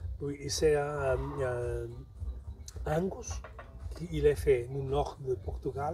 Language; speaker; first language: French; non-native, learner; Portuguese